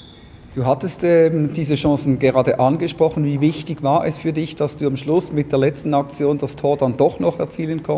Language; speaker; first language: German; native; German